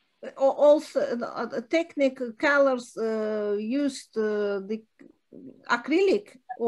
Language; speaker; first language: English; non-native, learner; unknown